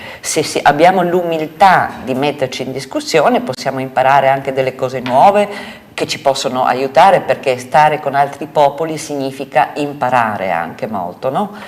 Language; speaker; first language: Italian; native; Italian